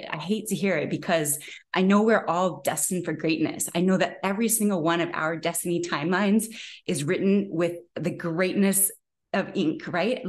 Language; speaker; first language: English; native; English